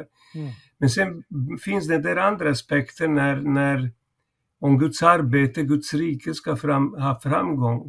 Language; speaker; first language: Swedish; non-native, fluent; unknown